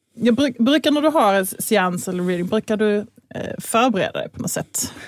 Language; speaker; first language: Swedish; native; Swedish